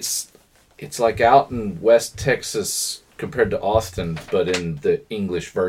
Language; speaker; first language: English; native; English